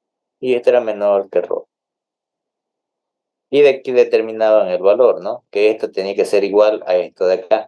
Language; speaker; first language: Spanish; native; Spanish